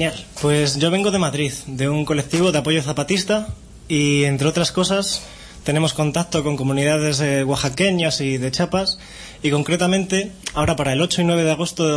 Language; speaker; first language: Spanish; native; Spanish